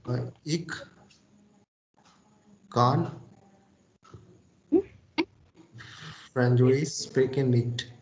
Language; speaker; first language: German; non-native, learner; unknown